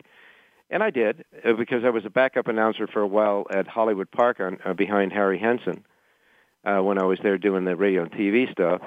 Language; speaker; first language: English; native; English